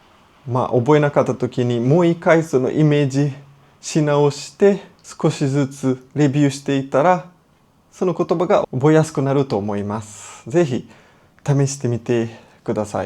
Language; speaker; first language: Japanese; non-native, fluent; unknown